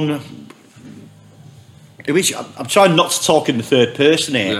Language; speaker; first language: English; native; English